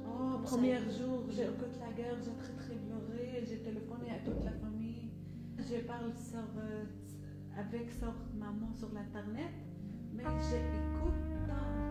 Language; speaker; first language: French; non-native, learner; Arabic